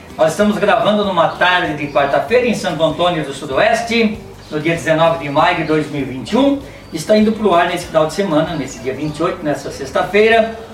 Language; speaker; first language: Portuguese; native; Portuguese